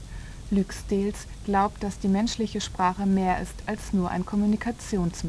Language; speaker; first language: German; native; German